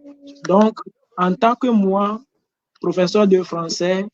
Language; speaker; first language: French; non-native, fluent; Ewe